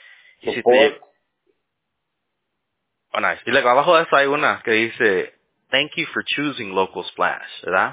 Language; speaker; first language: Spanish; early bilingual, heritage; Spanish